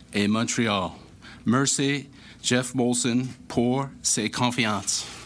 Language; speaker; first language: French; non-native, learner; English